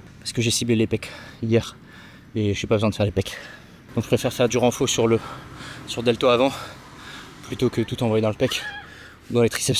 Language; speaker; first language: French; native; French